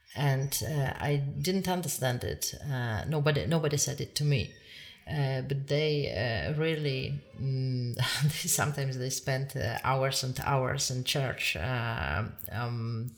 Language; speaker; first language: English; non-native, fluent; Polish